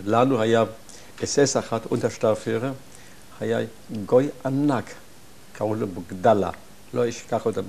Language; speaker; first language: Hebrew; non-native, fluent; German